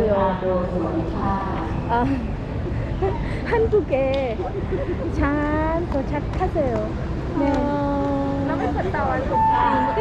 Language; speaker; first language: Korean; non-native, learner; Thai